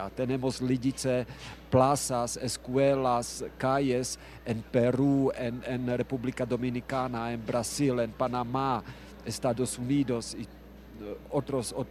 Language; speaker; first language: Spanish; non-native, fluent; Czech